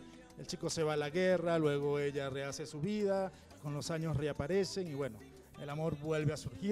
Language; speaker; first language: Spanish; native; Spanish